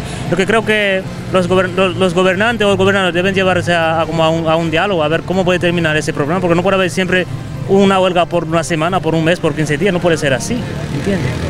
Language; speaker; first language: Spanish; non-native, fluent; Haitian Creole